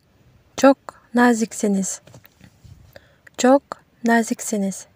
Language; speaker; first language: Turkish; non-native, fluent; Kyrgyz